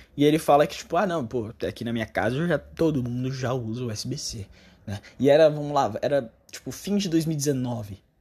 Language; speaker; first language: Portuguese; native; Portuguese